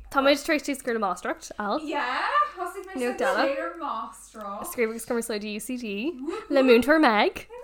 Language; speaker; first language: Irish; non-native, local second language; English